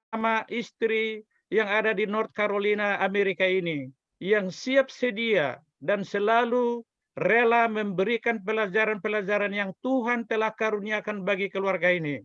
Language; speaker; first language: Indonesian; native; Indonesian